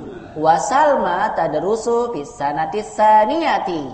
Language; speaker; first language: Arabic; non-native, fluent; Indonesian